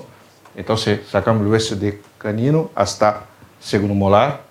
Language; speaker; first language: Spanish; non-native, learner; Portuguese